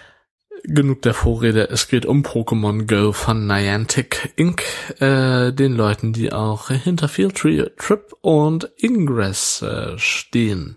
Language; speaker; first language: German; native; German